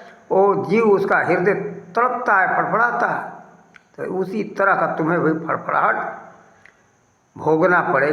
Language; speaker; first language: Hindi; native; Hindi